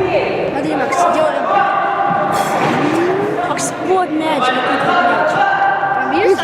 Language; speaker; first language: Russian; native; Russian